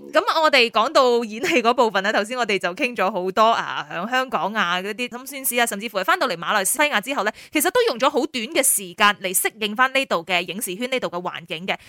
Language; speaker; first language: Cantonese; native; Cantonese